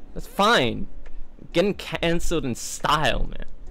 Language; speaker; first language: English; native; English